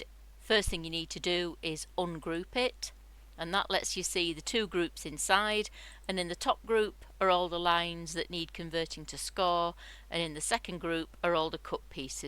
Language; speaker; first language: English; native; English